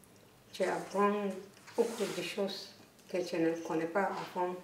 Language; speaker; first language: French; non-native, learner; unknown